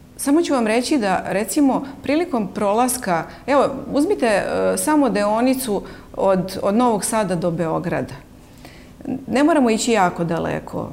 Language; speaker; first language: Serbian; native; Serbian